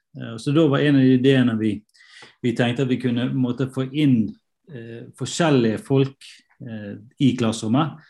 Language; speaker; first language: Norwegian; native; Norwegian